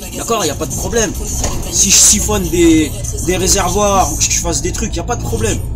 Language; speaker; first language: French; early bilingual, other home language; Arabic